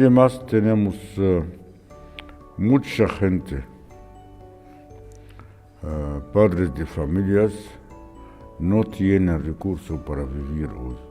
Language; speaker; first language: Spanish; non-native, fluent; Arabic